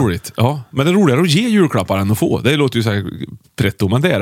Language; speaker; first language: Swedish; native; Swedish